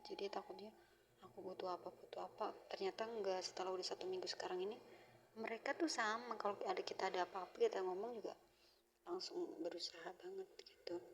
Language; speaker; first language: Indonesian; native; Indonesian